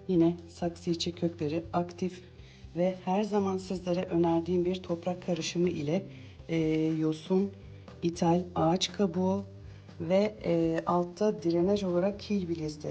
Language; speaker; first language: Turkish; native; Turkish